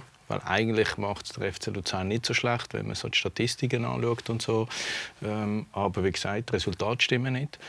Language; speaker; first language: German; native; German